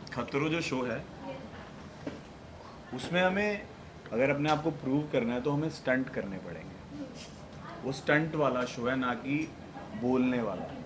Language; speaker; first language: Hindi; native; Hindi